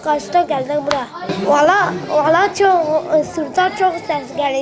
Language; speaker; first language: Turkish; non-native, local second language; Kurdish